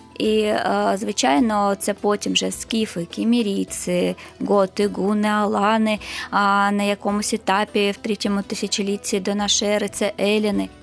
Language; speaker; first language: Ukrainian; non-native, local second language; Crimean Tatar